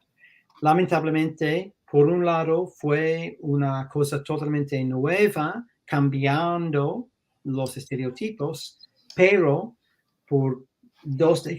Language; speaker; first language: Spanish; non-native, fluent; English